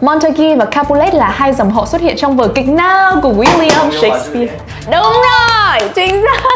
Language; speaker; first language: Vietnamese; native; Vietnamese